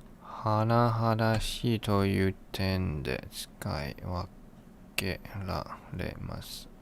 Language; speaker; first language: Japanese; non-native, learner; English